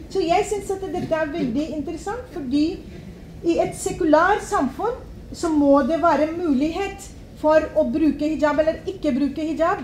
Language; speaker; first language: Norwegian; non-native, fluent; Urdu